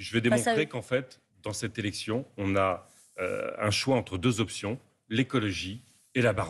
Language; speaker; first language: French; native; French